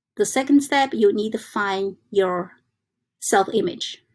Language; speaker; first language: English; non-native, learner; Chinese